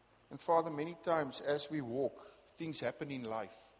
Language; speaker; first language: English; non-native, local second language; Afrikaans